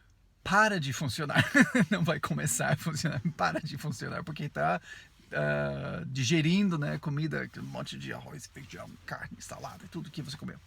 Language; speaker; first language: Portuguese; non-native, fluent; English